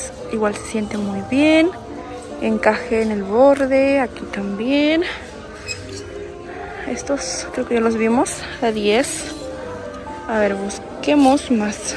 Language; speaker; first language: Spanish; native; Spanish